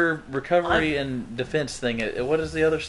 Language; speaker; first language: English; native; English